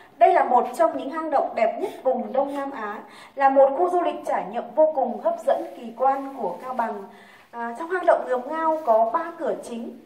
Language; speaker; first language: Vietnamese; non-native, local second language; Tày